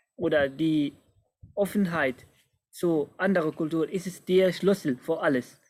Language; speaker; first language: German; non-native, fluent; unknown